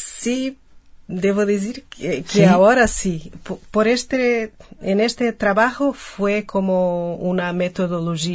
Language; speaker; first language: Spanish; non-native, fluent; Portuguese